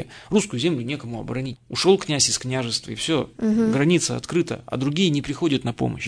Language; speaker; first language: Russian; native; Russian